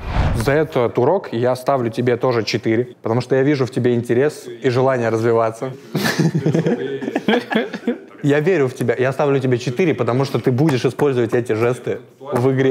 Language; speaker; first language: Russian; native; Russian